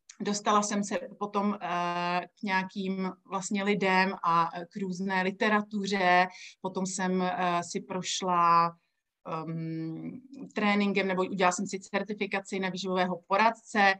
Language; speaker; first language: Czech; native; Czech